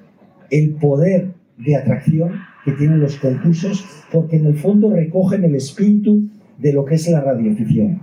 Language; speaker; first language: Spanish; native; Spanish